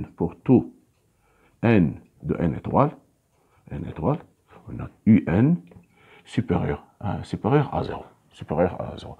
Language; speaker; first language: French; non-native, local second language; Arabic